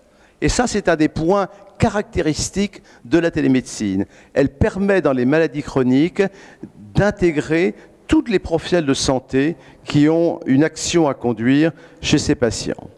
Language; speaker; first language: French; native; French